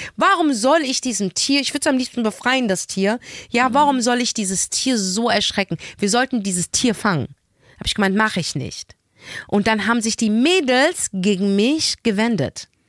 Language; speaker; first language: German; early bilingual, other home language; Arabic